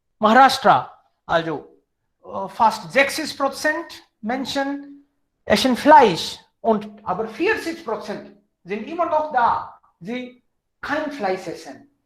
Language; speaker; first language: German; non-native, fluent; Hindi